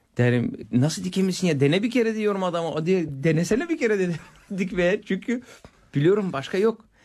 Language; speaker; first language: Turkish; non-native, fluent; Bulgarian